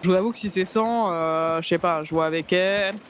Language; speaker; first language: French; native; French